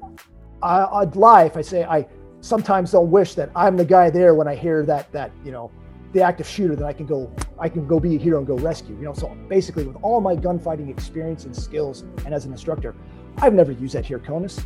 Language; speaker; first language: English; native; English